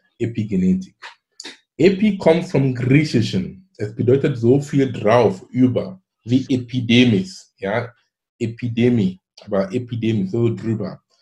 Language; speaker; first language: German; non-native, fluent; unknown